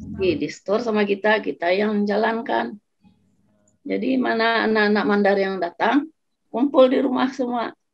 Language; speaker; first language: Indonesian; non-native, local second language; Minangkabau